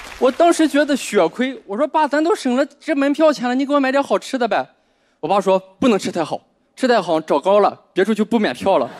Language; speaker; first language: Chinese; native; Chinese